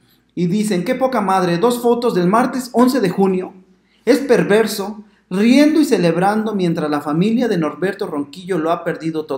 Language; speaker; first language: Spanish; native; Spanish